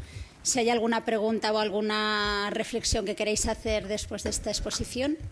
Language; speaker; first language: Spanish; native; Spanish